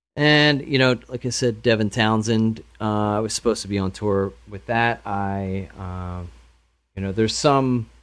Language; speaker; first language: English; native; English